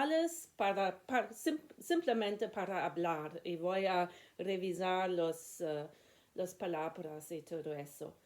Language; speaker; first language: Spanish; non-native, learner; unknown